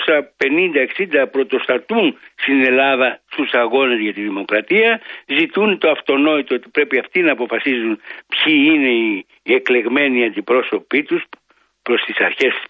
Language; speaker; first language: Greek; native; Greek